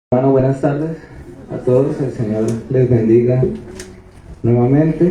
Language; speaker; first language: Spanish; native; Spanish